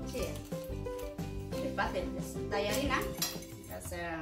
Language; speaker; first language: Spanish; non-native, learner; Indonesian